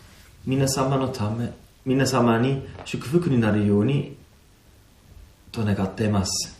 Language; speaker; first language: Japanese; non-native, fluent; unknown